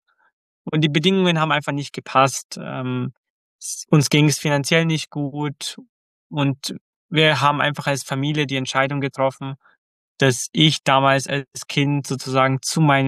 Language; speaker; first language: German; early bilingual, other home language; Croatian